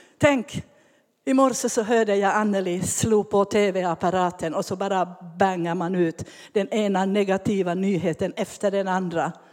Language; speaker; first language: Swedish; native; Swedish